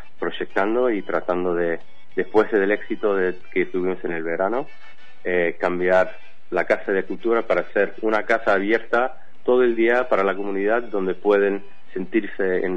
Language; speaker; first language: Spanish; non-native, fluent; English